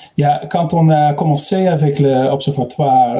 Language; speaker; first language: French; non-native, learner; Dutch